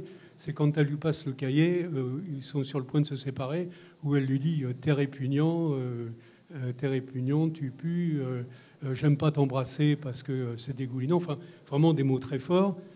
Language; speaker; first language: French; native; French